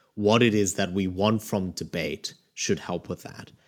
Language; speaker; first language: English; early bilingual, other home language; Korean